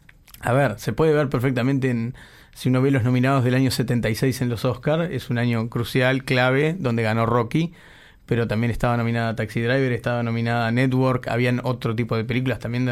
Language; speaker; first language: Spanish; native; Spanish